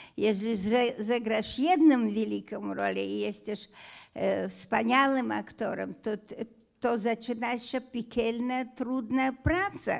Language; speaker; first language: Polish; non-native, fluent; Hungarian